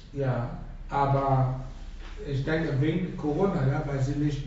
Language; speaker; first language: German; non-native, fluent; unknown